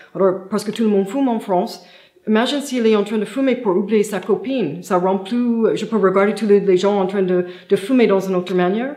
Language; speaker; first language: French; non-native, fluent; English